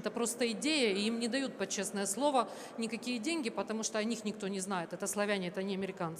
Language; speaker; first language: Russian; native; Russian